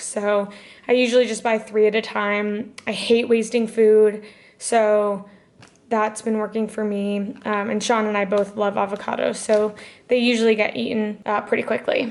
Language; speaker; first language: English; native; English